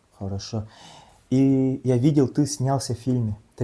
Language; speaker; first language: Russian; non-native, local second language; Yakut